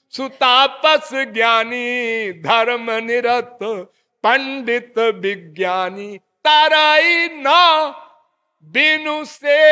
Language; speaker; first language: Hindi; native; Hindi